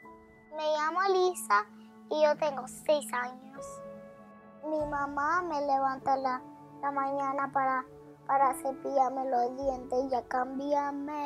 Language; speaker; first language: Spanish; early bilingual, heritage; Spanish